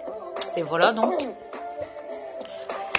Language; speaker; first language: French; native; French